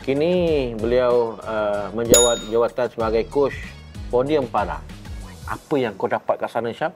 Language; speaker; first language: Malay; native; Malay